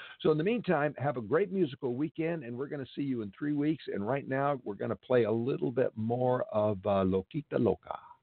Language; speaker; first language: English; native; English